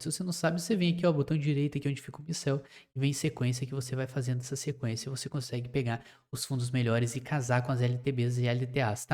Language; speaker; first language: Portuguese; native; Portuguese